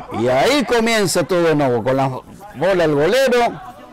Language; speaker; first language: Spanish; native; Spanish